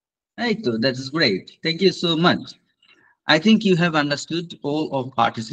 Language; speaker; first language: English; non-native, fluent; Bangla